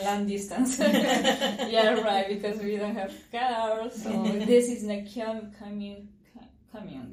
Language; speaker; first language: English; non-native, learner; Spanish